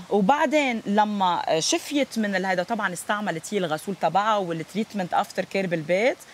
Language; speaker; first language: Arabic; native; Arabic